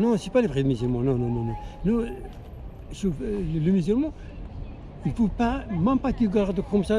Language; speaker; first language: French; non-native, learner; Arabic